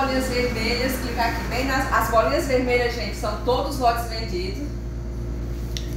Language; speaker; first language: Portuguese; native; Portuguese